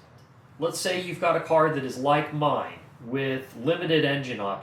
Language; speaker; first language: English; native; English